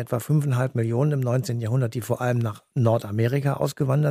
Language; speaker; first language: German; native; German